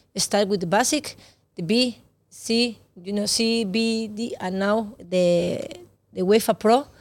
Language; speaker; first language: English; non-native, learner; Spanish